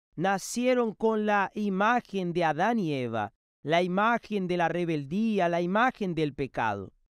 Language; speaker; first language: Spanish; non-native, fluent; Portuguese